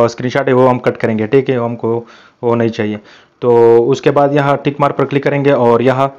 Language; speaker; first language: Urdu; non-native, local second language; Pashto